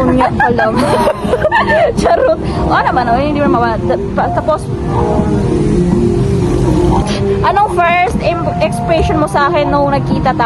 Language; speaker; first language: Filipino; non-native, local second language; Cebuano